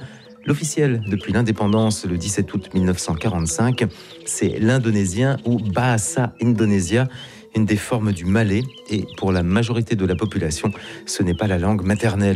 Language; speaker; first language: French; native; French